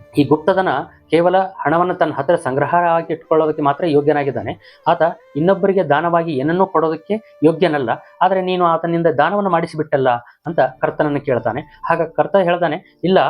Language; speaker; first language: Kannada; native; Kannada